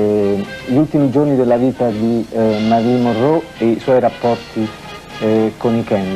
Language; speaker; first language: Italian; native; Italian